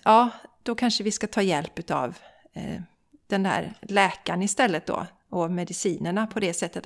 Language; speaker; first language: Swedish; native; Swedish